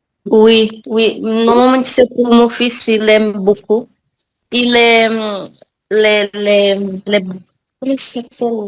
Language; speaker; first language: French; non-native, learner; Portuguese